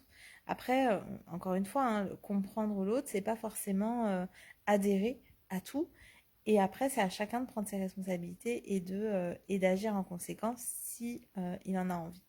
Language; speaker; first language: French; native; French